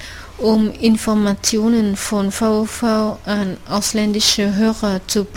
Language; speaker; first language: German; non-native, fluent; Vietnamese